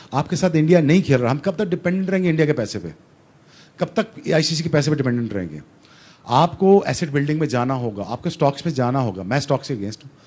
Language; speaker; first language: Urdu; non-native, local second language; Punjabi